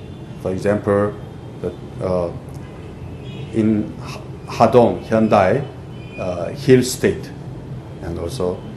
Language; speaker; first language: English; non-native, fluent; Korean